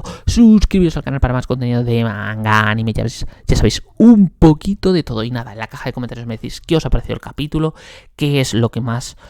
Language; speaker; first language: Spanish; native; Spanish